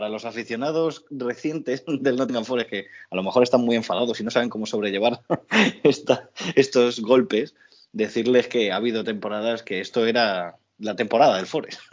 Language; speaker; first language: Spanish; native; Spanish